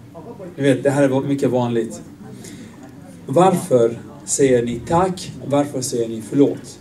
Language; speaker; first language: Swedish; non-native, fluent; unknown